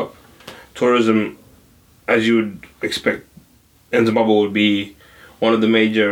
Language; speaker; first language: English; non-native, local second language; Shona